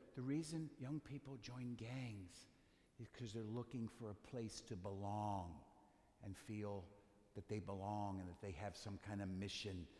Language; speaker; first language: English; native; English